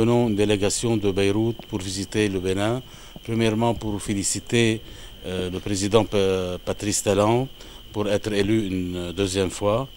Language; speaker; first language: French; non-native, local second language; Arabic